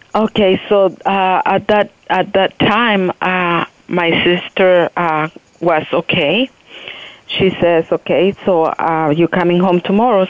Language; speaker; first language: English; non-native, fluent; Spanish